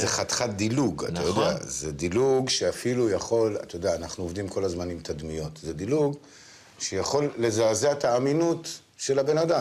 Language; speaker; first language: Hebrew; native; Hebrew